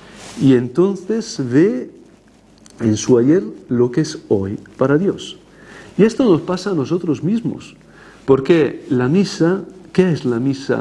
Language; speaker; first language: Spanish; non-native, fluent; Italian